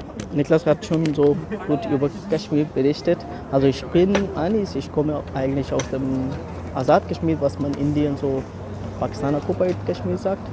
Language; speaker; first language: German; non-native, fluent; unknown